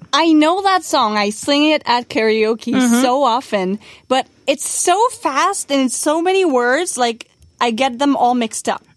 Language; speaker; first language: English; native; English